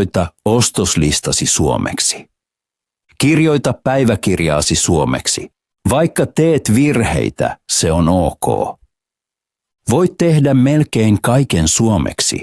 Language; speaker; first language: Finnish; non-native, fluent; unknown